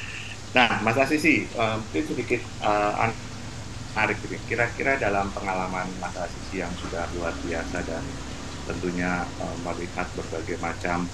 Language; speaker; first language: Indonesian; native; Indonesian